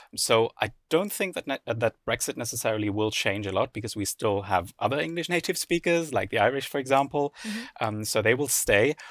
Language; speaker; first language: English; non-native, fluent; German